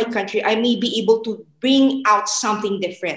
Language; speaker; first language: English; non-native, local second language; Filipino